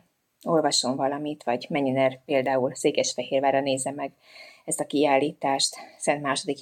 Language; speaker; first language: Hungarian; native; Hungarian